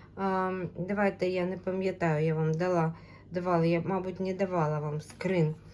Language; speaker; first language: Ukrainian; non-native, local second language; Russian